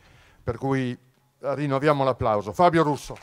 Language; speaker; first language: Italian; native; Italian